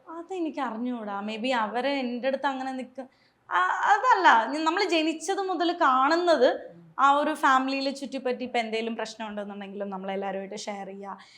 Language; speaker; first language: Malayalam; native; Malayalam